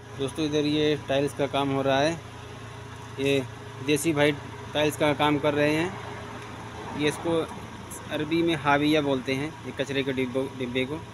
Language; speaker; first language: Hindi; native; Hindi